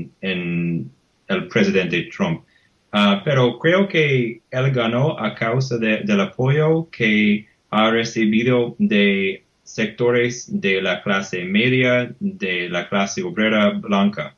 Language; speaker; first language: Spanish; non-native, fluent; English